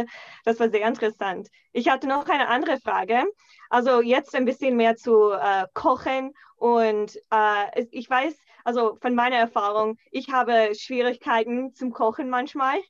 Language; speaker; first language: German; non-native, fluent; English